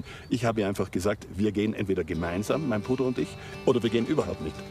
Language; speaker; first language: German; native; German